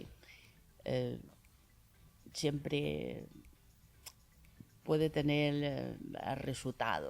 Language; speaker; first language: Spanish; non-native, learner; Chinese